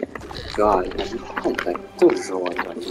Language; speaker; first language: French; native; French